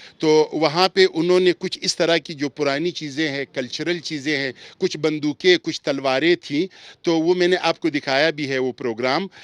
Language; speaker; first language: Urdu; non-native, local second language; Pashto